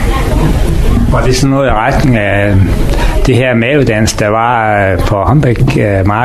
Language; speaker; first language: Danish; native; Danish